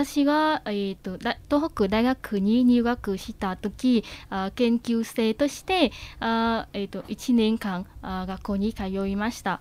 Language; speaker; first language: Japanese; non-native, fluent; Vietnamese